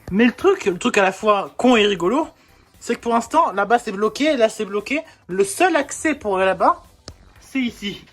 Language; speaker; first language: French; native; French